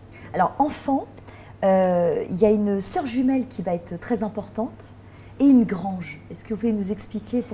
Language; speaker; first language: French; native; French